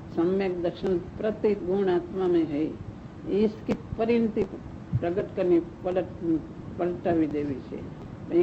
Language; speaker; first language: Hindi; non-native, local second language; Gujarati